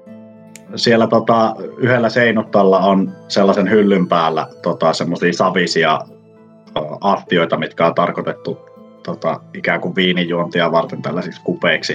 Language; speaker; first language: Finnish; native; Finnish